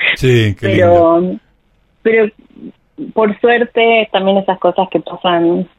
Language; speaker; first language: Spanish; native; Spanish